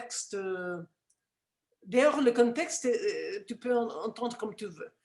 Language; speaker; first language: French; non-native, fluent; Spanish